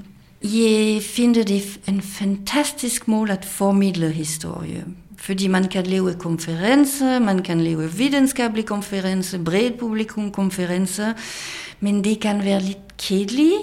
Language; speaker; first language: Danish; non-native, fluent; French